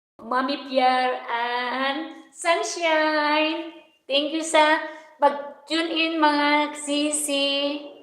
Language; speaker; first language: Filipino; non-native, local second language; Iloko